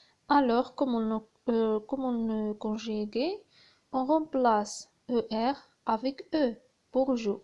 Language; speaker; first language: French; non-native, learner; Arabic